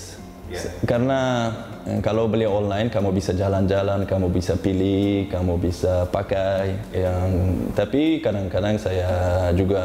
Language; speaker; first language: Indonesian; non-native, learner; Uzbek